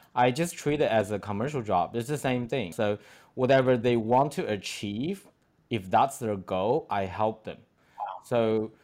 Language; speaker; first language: English; non-native, fluent; Chinese